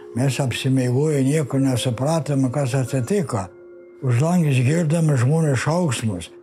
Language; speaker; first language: Lithuanian; non-native, local second language; Yiddish